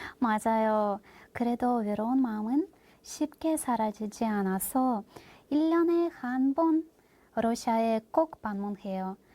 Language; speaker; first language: Korean; non-native, learner; Russian